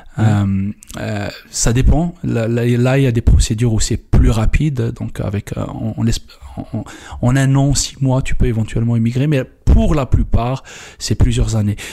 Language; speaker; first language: French; non-native, local second language; Kabyle